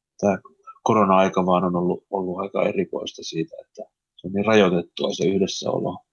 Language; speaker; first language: Finnish; early bilingual, heritage; Finnish